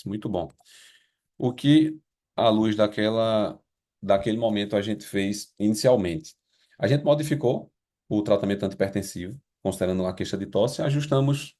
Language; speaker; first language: Portuguese; native; Portuguese